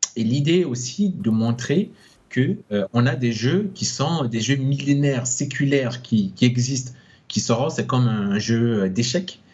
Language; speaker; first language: French; non-native, local second language; Sango